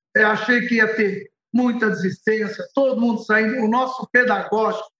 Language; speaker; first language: Portuguese; early bilingual, other home language; Arabic